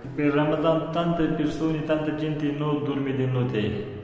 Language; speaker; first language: Italian; non-native, learner; Pashto